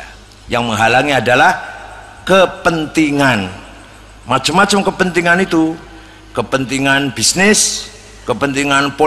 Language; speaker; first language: Indonesian; native; Indonesian